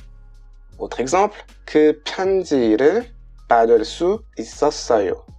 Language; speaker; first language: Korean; non-native, fluent; French